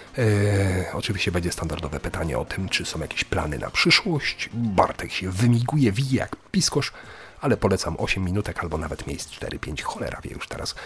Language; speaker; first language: Polish; native; Polish